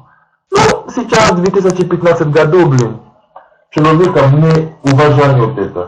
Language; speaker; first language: Russian; non-native, learner; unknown